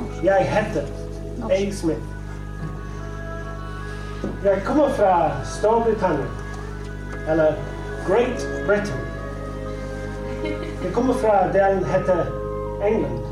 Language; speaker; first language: Swedish; non-native, learner; English